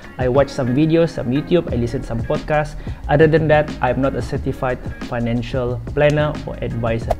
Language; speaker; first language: English; non-native, local second language; Malay